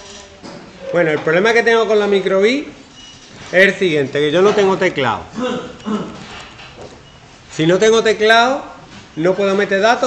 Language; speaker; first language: Spanish; native; Spanish